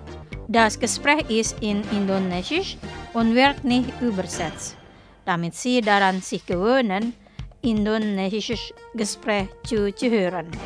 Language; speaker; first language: German; non-native, fluent; Indonesian